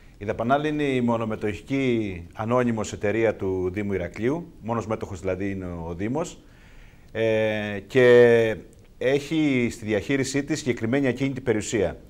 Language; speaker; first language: Greek; native; Greek